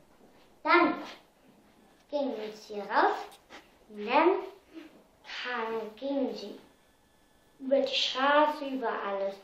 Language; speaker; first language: German; early bilingual, heritage; German